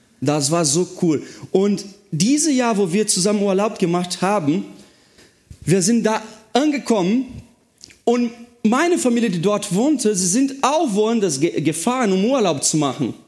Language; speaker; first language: German; non-native, fluent; Portuguese